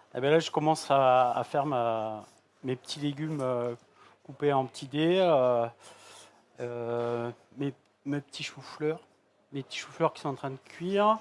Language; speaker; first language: French; native; French